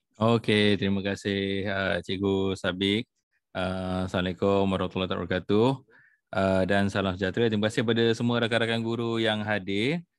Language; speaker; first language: Malay; native; Malay